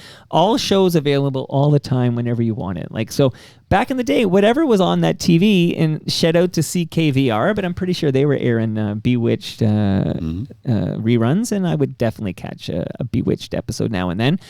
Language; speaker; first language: English; native; English